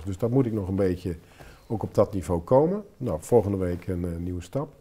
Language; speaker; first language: Dutch; native; Dutch